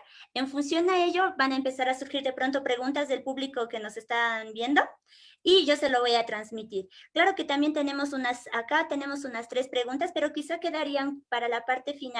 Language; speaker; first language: Spanish; native; Spanish